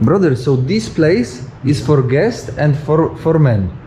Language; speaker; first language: English; non-native, learner; Polish